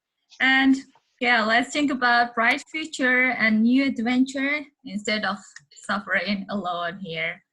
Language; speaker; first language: English; non-native, learner; Mongolian